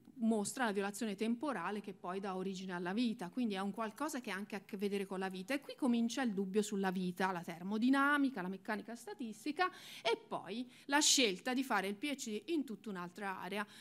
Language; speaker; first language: Italian; native; Italian